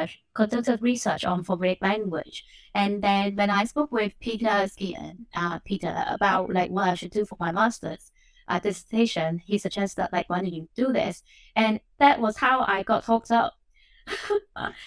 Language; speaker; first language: English; non-native, local second language; Cantonese